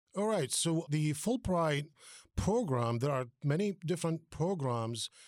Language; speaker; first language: English; non-native, fluent; Arabic